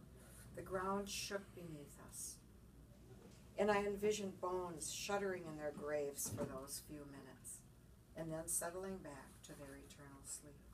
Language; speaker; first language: English; native; English